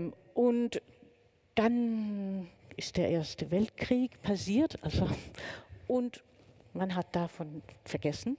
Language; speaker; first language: German; non-native, fluent; Danish